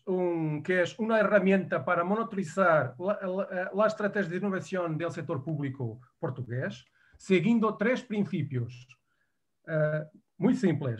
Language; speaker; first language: Spanish; non-native, fluent; Portuguese